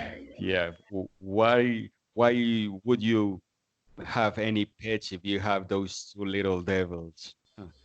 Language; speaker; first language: English; non-native, fluent; Spanish